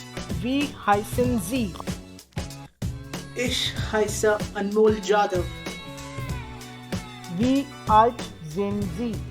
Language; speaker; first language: German; non-native, fluent; Marathi